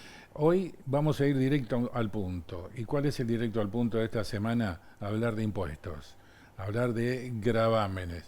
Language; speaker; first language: Spanish; native; Spanish